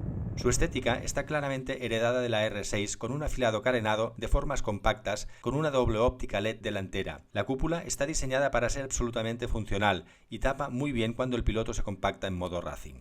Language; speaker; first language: Spanish; native; Spanish